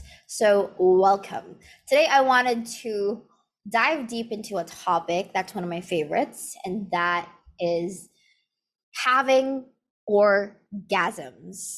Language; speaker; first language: English; non-native, local second language; Filipino